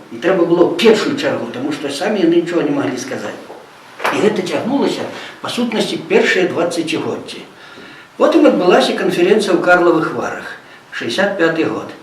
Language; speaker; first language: Belarusian; non-native, local second language; Russian